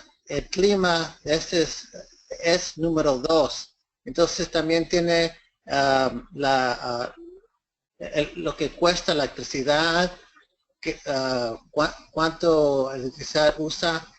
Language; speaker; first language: Spanish; early bilingual, heritage; English